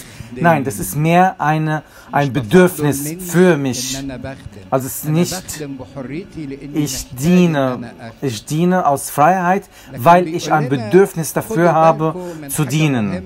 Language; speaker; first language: German; non-native, fluent; Arabic